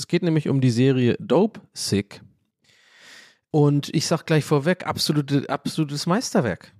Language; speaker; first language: German; early bilingual, other home language; English